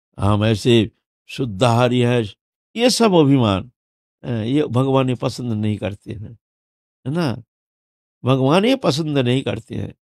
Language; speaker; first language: Hindi; non-native, local second language; Bangla